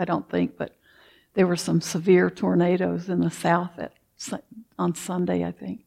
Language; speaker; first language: English; native; English